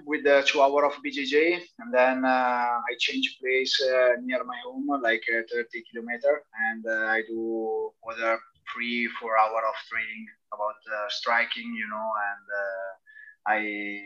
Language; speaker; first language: English; non-native, learner; Italian